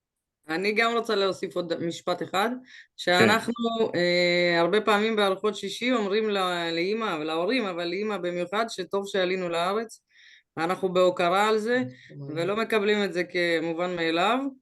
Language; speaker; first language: Hebrew; early bilingual, other home language; Russian